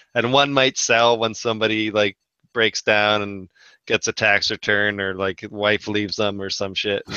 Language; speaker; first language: English; native; English